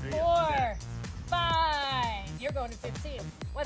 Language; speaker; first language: English; native; English